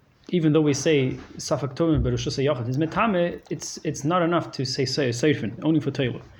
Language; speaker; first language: English; native; English